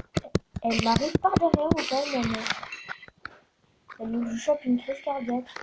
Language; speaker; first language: French; native; French